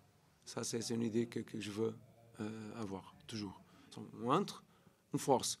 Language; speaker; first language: French; non-native, learner; Portuguese